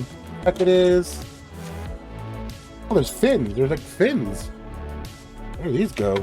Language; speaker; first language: English; native; English